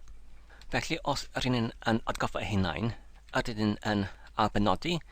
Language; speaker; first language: Welsh; non-native, learner; English